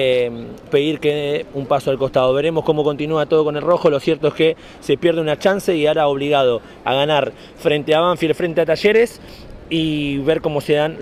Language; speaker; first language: Spanish; native; Spanish